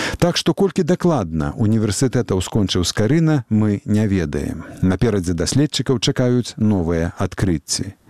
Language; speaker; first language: Belarusian; native; Belarusian